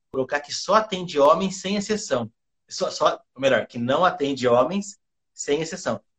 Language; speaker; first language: Portuguese; early bilingual, other home language; Japanese